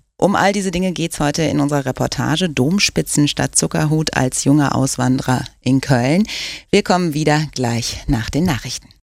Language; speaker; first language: German; native; German